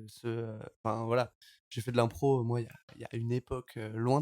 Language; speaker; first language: French; native; French